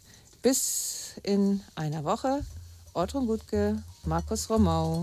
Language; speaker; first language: German; native; German